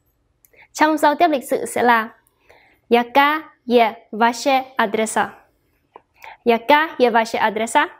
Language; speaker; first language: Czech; non-native, fluent; Vietnamese